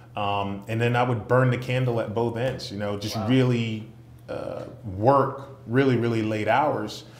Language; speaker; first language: English; native; English